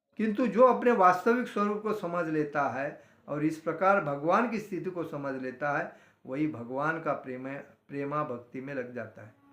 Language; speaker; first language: Hindi; non-native, local second language; Marathi